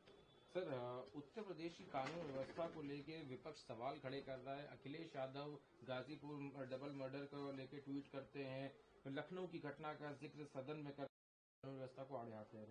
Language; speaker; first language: Hindi; native; Hindi